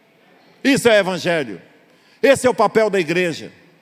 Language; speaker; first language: Portuguese; native; Portuguese